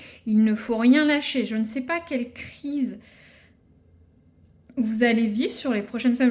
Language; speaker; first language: French; native; French